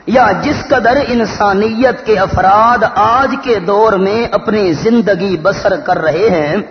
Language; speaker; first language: Urdu; native; Urdu